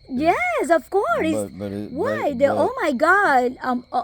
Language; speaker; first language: English; non-native, local second language; Spanish